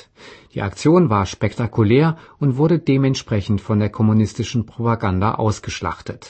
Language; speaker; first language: German; native; German